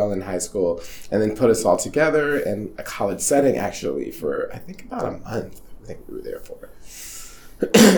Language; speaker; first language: English; native; English